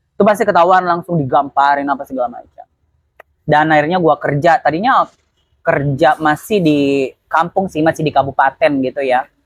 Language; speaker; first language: Indonesian; native; Indonesian